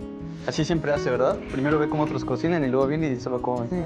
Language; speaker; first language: Spanish; native; Spanish